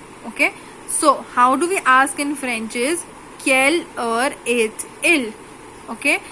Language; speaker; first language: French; non-native, fluent; Hindi